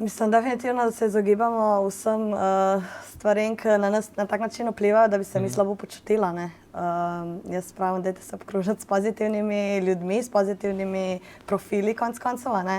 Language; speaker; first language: Slovenian; native; Slovenian